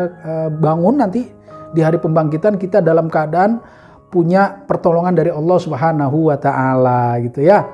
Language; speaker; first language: Indonesian; native; Indonesian